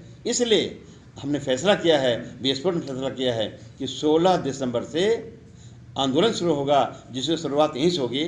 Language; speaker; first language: Hindi; native; Hindi